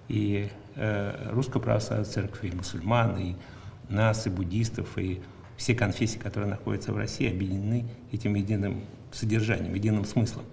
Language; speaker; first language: Russian; native; Russian